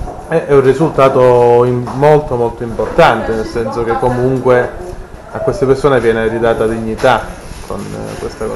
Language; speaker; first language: Italian; native; Italian